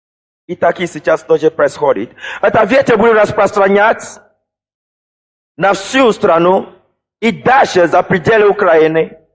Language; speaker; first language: Russian; non-native, fluent; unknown